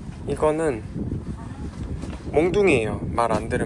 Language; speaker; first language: Korean; native; Korean